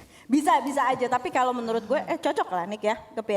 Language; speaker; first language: Indonesian; native; Indonesian